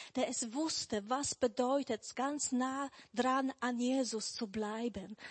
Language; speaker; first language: German; non-native, fluent; Polish